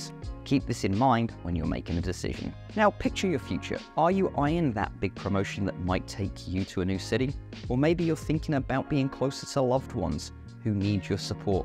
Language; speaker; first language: English; native; English